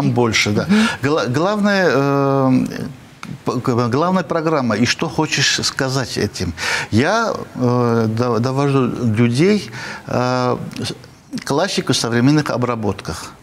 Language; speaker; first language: Russian; non-native, fluent; Armenian